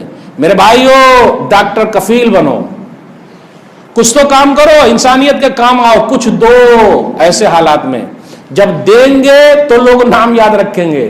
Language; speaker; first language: Hindi; native; Hindi